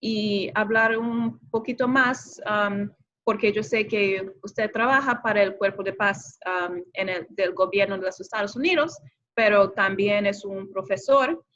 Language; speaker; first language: Spanish; non-native, fluent; English